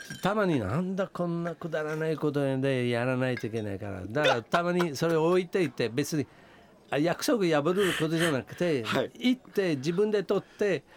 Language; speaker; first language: Japanese; non-native, fluent; Italian